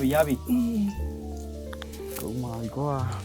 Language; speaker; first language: Burmese; native; Burmese